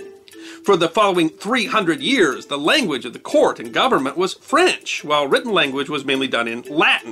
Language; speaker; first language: English; native; English